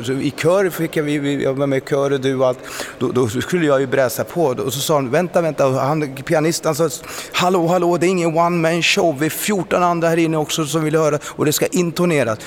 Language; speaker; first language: Swedish; early bilingual, other home language; Spanish